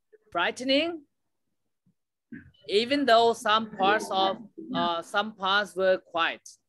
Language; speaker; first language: English; non-native, learner; Thai